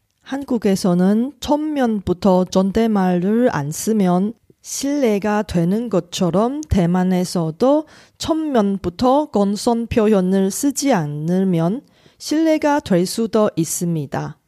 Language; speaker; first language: Korean; non-native, fluent; Chinese